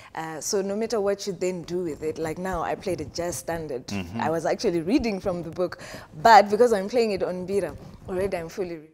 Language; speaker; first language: English; non-native, local second language; Shona